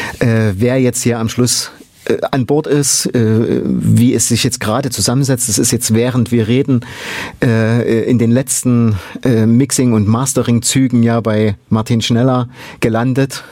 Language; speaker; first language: German; native; German